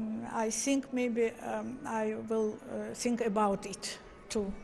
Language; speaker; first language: English; non-native, learner; Azerbaijani